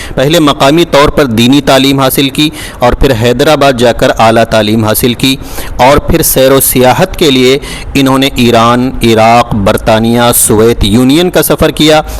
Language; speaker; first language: Urdu; native; Urdu